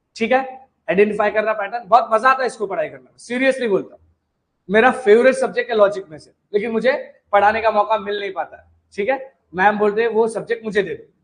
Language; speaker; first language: Hindi; non-native, local second language; Marathi